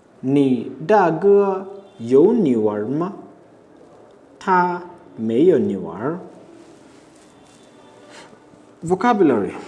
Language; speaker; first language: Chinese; non-native, fluent; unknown